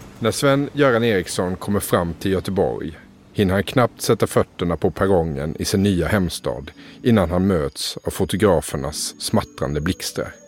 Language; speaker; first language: Swedish; native; Swedish